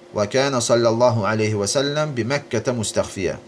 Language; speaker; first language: Arabic; non-native, fluent; Azerbaijani